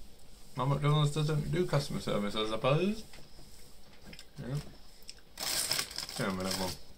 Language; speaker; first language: English; native; English